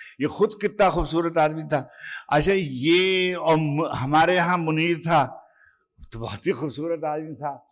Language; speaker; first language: Urdu; native; Urdu